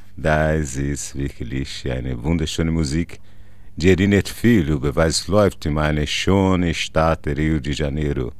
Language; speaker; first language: German; non-native, learner; Portuguese